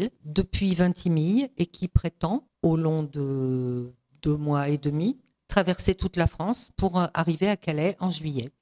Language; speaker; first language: French; native; French